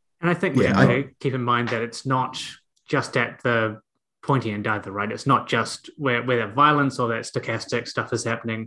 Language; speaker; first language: English; native; English